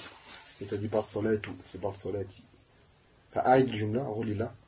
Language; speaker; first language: Arabic; non-native, fluent; French